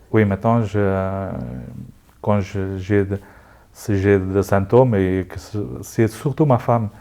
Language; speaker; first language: French; non-native, local second language; Luxembourgish